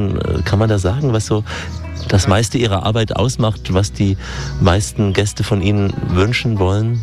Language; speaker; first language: German; native; German